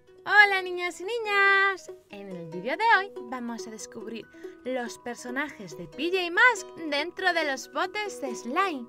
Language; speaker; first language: Spanish; native; Spanish